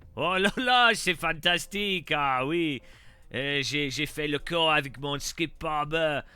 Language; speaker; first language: French; non-native, learner; English